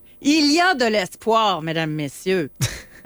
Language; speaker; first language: French; native; French